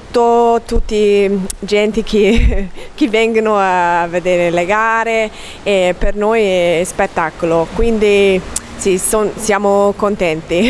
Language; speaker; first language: Italian; non-native, learner; English